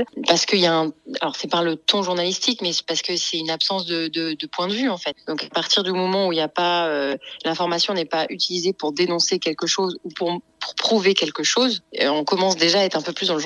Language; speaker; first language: French; native; French